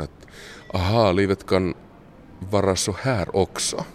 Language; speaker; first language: Swedish; non-native, local second language; Finnish